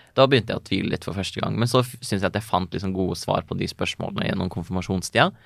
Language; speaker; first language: Norwegian; native; Norwegian